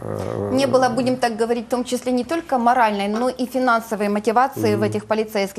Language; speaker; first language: Russian; native; Russian